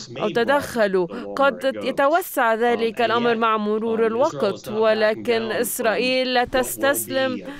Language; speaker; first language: Arabic; non-native, fluent; English